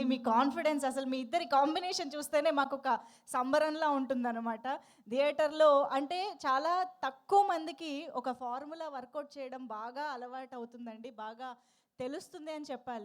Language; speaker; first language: Telugu; native; Telugu